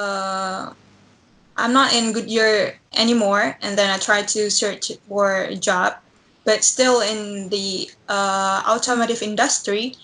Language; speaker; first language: English; non-native, learner; Indonesian